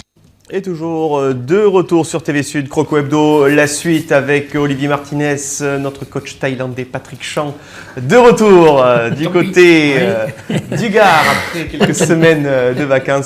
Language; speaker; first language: French; native; French